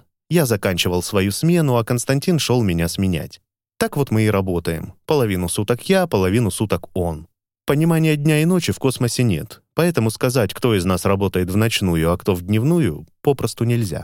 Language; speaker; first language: Russian; native; Russian